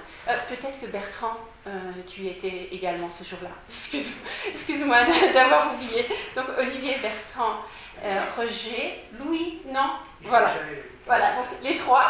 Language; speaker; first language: French; native; French